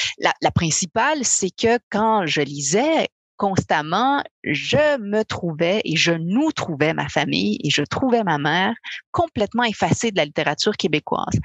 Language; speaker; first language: French; early bilingual, other home language; Spanish